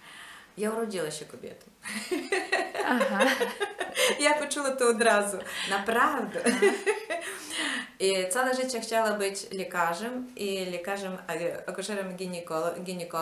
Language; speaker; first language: Polish; non-native, learner; Ukrainian